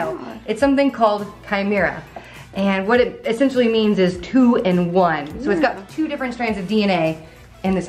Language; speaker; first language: English; native; English